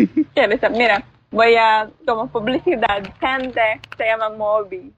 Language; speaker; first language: Spanish; non-native, learner; Filipino